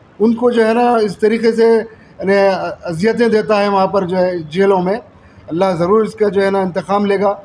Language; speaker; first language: Urdu; native; Urdu